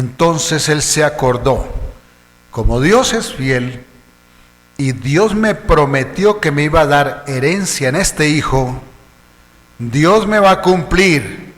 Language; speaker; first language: Spanish; native; Spanish